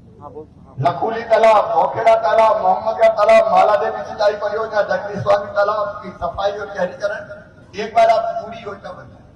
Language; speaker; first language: Hindi; native; Hindi